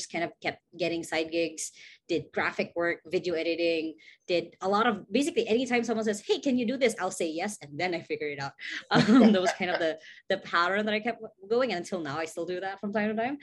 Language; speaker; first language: English; non-native, local second language; Cebuano